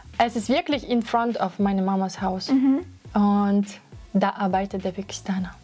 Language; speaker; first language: German; non-native, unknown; Russian